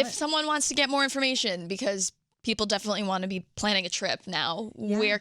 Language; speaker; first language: English; native; English